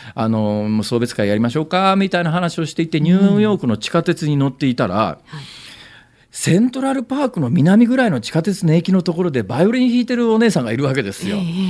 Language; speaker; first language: Japanese; native; Japanese